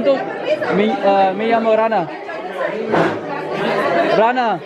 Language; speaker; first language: Spanish; non-native, learner; English